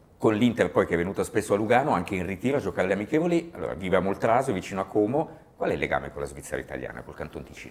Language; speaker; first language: Italian; native; Italian